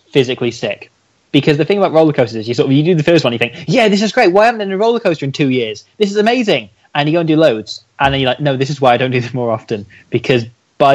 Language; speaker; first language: English; native; English